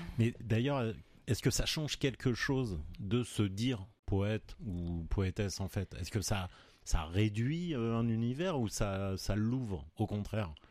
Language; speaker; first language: French; native; French